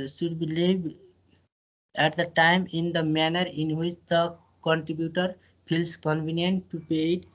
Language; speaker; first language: English; non-native, local second language; Nepali